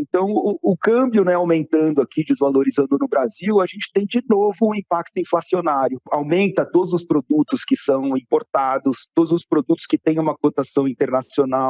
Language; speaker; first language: Portuguese; native; Portuguese